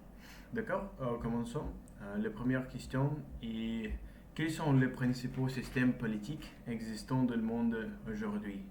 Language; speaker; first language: French; non-native, learner; Russian